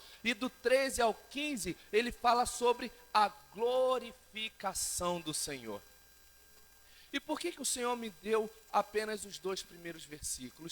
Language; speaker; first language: Portuguese; native; Portuguese